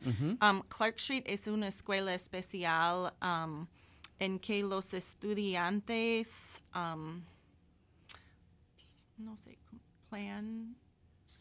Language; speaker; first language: Spanish; non-native, fluent; English